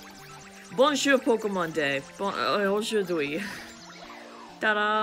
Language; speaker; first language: French; non-native, learner; English